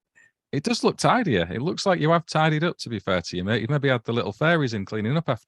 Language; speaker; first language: English; native; English